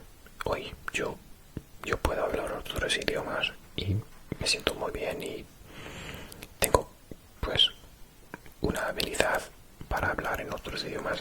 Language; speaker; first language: Spanish; non-native, fluent; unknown